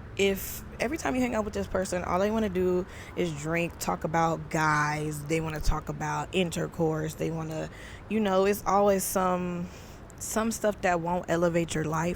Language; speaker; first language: English; native; English